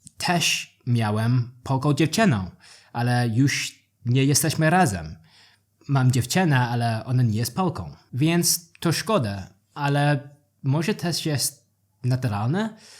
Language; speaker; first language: Polish; non-native, learner; English